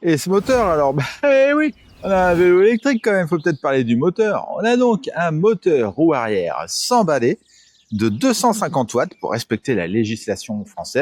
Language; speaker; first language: French; native; French